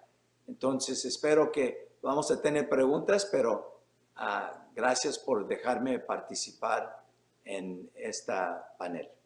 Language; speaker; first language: Spanish; early bilingual, heritage; Spanish